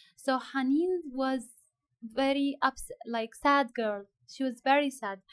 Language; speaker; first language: English; non-native, fluent; Arabic